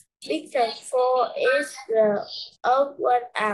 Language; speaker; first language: English; non-native, learner; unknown